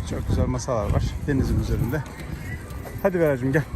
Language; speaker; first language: Turkish; native; Turkish